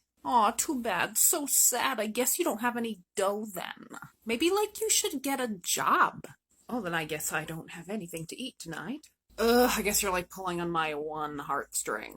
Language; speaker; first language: English; native; English